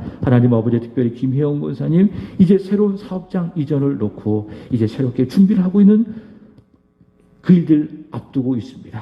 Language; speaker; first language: Korean; native; Korean